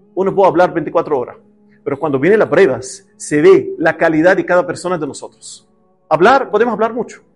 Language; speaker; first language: Spanish; non-native, learner; Arabic